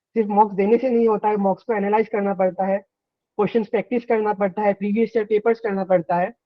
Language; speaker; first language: Hindi; non-native, local second language; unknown